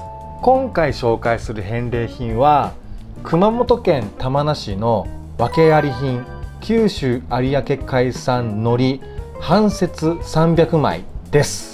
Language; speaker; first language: Japanese; native; Japanese